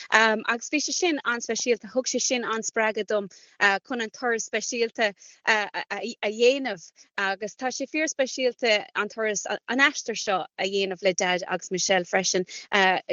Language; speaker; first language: Irish; non-native, local second language; English